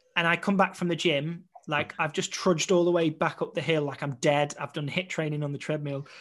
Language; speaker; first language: English; native; English